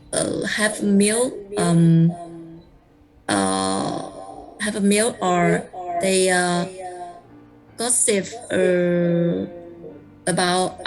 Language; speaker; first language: English; non-native, learner; Vietnamese